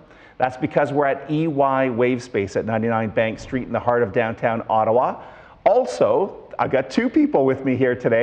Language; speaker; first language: English; native; English